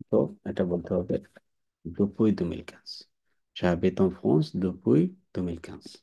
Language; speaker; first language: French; non-native, fluent; Bangla